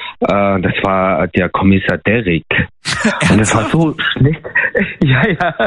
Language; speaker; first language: German; non-native, fluent; Mongolian